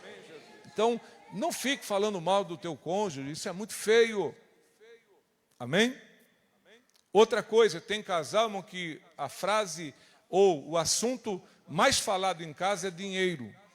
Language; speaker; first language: Portuguese; native; Portuguese